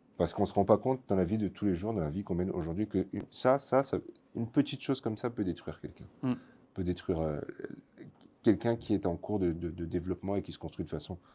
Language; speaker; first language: French; native; French